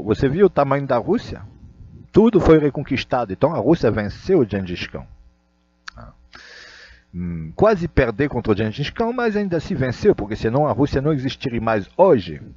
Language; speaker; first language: Portuguese; non-native, fluent; Russian